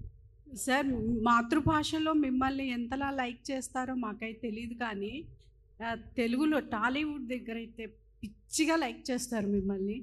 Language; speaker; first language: Telugu; native; Telugu